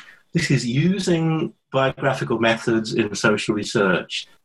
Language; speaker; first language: English; native; English